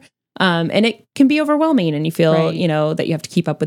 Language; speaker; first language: English; native; English